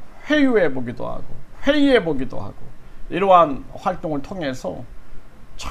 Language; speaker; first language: Korean; native; Korean